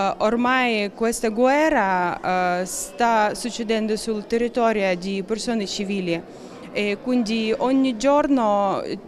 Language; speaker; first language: Italian; non-native, learner; Ukrainian